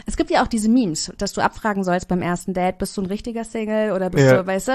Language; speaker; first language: German; native; German